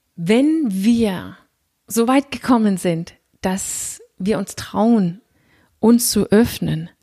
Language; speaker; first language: German; non-native, fluent; Danish